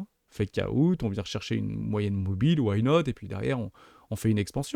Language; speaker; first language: French; native; French